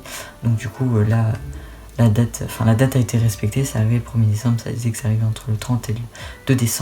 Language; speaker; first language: French; native; French